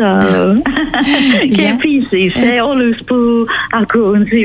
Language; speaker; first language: Greek; non-native, fluent; English